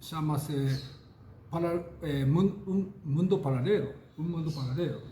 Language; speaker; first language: Portuguese; non-native, learner; Japanese